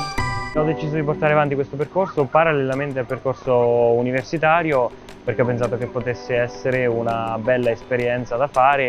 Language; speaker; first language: Italian; native; Italian